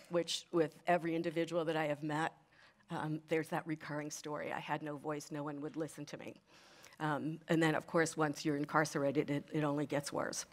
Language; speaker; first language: English; native; English